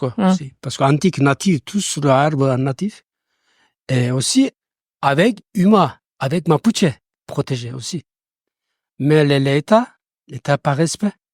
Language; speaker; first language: French; non-native, learner; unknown